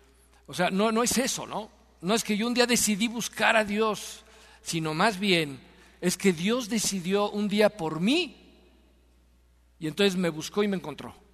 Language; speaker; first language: Spanish; native; Spanish